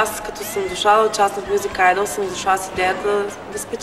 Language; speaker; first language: Bulgarian; native; Bulgarian